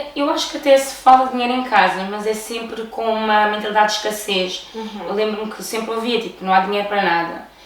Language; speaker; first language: Portuguese; early bilingual, other home language; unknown